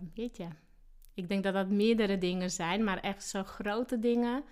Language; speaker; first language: Dutch; non-native, fluent; Slovak